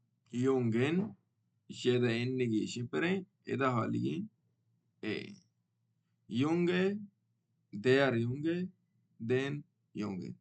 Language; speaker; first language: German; non-native, learner; Baluchi